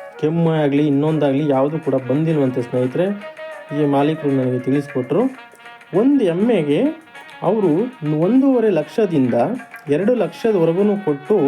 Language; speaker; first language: Kannada; native; Kannada